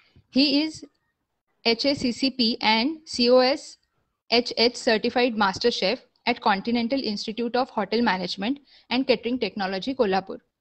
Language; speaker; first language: English; non-native, local second language; Marathi